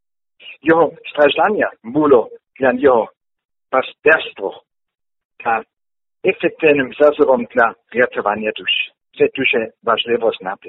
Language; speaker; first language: Ukrainian; non-native, learner; German